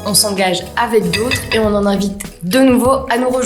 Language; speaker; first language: French; native; French